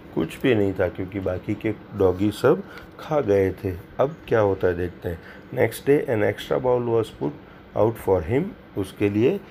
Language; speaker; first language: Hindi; non-native, local second language; Gujarati